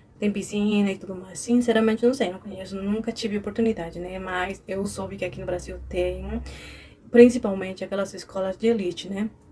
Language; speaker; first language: Portuguese; non-native, fluent; Spanish